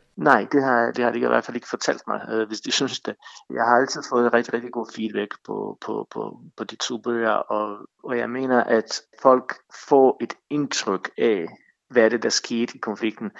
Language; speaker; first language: Danish; non-native, fluent; Bosnian